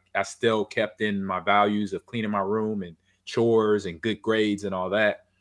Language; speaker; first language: English; native; English